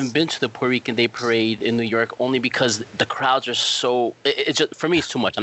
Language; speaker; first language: English; native; English